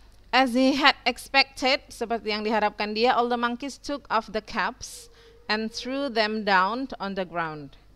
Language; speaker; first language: English; non-native, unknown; Indonesian